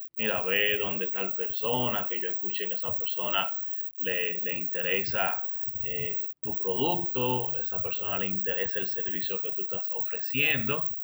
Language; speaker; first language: Spanish; native; Spanish